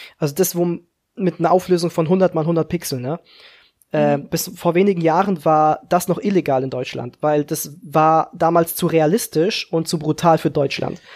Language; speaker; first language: German; early bilingual, other home language; Czech